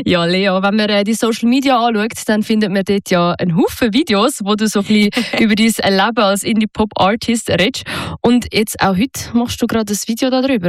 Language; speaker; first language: German; native; German